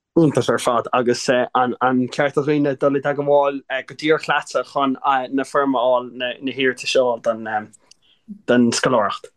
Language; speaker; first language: Irish; non-native, local second language; English